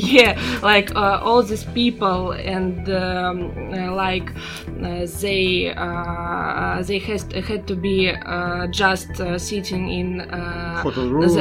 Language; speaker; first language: English; non-native, learner; Russian